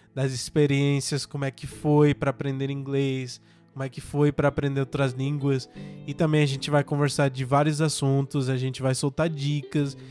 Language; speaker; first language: Portuguese; non-native, fluent; English